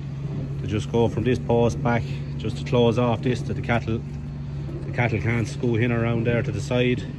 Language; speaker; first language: English; native; English